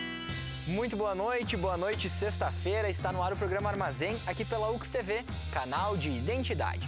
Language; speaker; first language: Portuguese; native; Portuguese